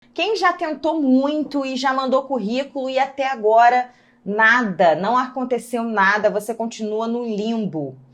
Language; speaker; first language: Portuguese; native; Portuguese